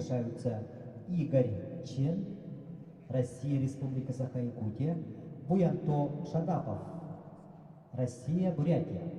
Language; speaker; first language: Russian; native; Russian